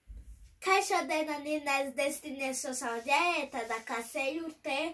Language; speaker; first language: Basque; non-native, local second language; Bini